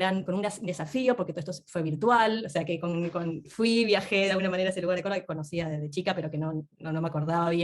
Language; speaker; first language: Spanish; native; Spanish